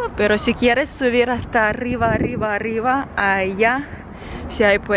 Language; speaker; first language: Spanish; non-native, fluent; Ukrainian